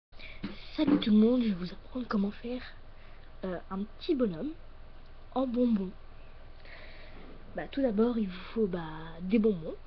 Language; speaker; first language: French; native; French